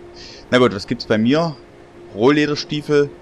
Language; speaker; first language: German; native; German